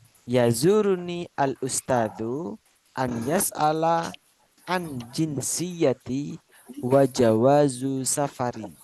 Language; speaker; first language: Arabic; non-native, fluent; Indonesian